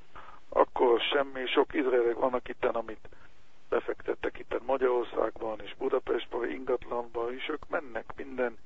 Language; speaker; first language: Hungarian; non-native, learner; Hebrew